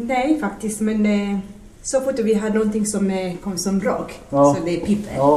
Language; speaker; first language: Swedish; non-native, learner; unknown